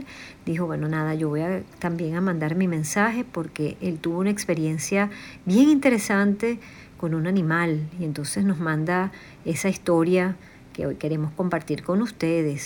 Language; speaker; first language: Spanish; native; Spanish